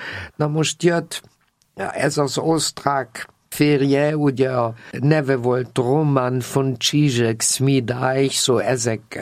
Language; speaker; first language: Hungarian; non-native, fluent; German